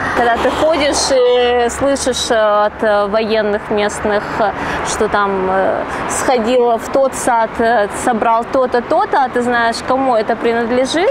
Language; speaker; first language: Russian; non-native, fluent; Georgian